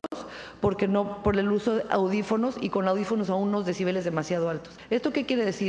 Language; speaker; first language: Spanish; native; Spanish